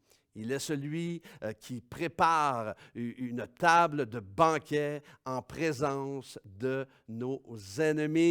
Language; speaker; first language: French; native; French